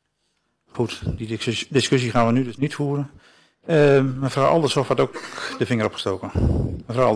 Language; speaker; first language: Dutch; native; Dutch